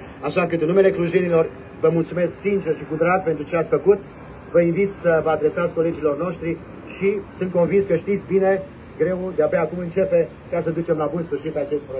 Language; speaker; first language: Romanian; native; Romanian